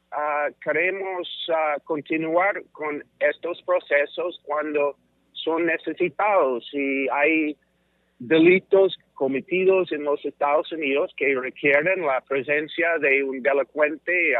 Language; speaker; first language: Spanish; non-native, fluent; English